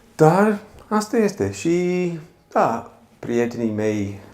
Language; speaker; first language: Romanian; non-native, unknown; English